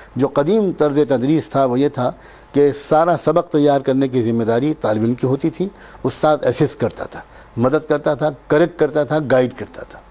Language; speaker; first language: Urdu; native; Urdu